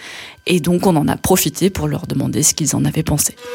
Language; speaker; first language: French; native; French